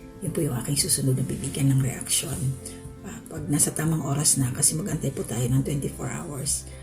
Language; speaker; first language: Filipino; non-native, local second language; Waray